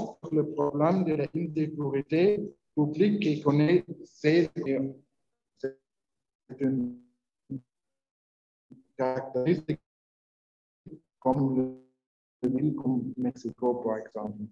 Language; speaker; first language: French; non-native, learner; Spanish